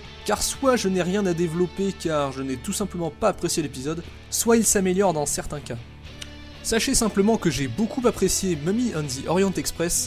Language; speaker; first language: French; native; French